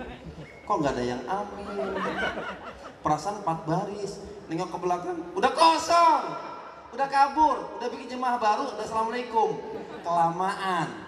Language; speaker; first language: Indonesian; native; Indonesian